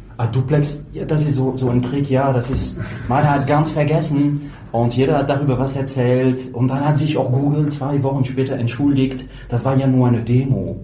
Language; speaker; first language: German; non-native, fluent; French